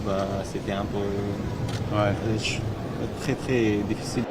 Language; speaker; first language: French; non-native, fluent; Persian